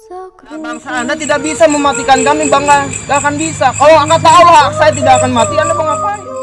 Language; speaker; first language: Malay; non-native, local second language; Sundanese